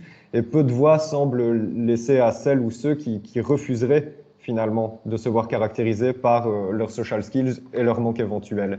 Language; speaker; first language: French; native; French